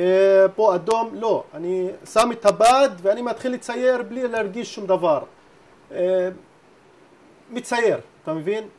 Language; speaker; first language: Hebrew; non-native, local second language; Arabic